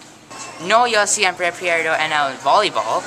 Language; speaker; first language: Spanish; non-native, learner; English